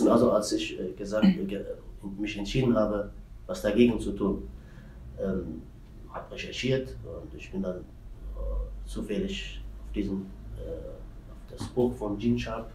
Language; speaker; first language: German; non-native, fluent; Tigrinya